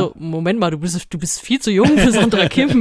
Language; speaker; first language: German; native; German